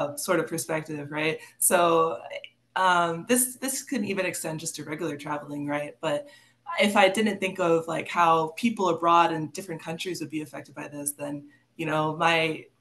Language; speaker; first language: English; native; English